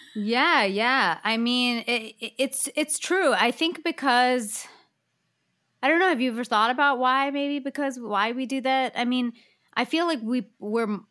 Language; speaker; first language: English; early bilingual, other home language; Hindi